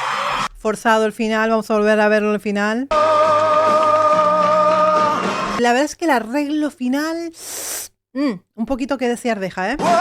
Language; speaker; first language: Spanish; native; Spanish